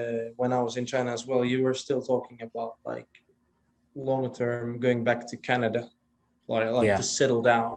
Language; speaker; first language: English; non-native, fluent; Swedish